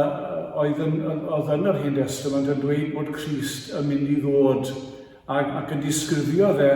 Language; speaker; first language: Welsh; native; Welsh